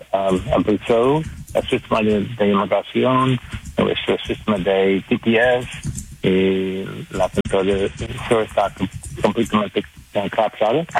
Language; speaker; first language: Spanish; non-native, learner; English